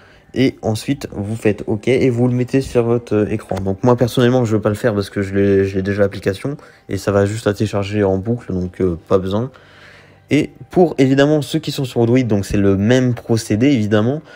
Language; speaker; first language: French; native; French